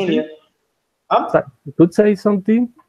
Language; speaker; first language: English; non-native, learner; Spanish